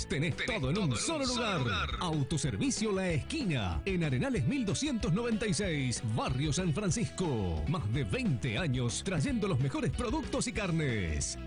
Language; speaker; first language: Spanish; native; Spanish